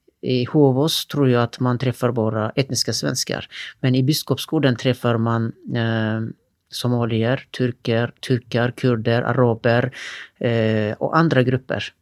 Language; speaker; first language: Swedish; non-native, fluent; Turkish